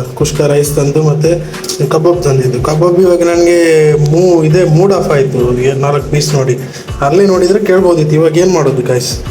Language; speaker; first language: Kannada; non-native, local second language; Tulu